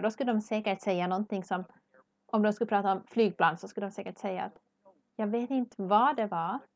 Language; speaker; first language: Swedish; non-native, learner; English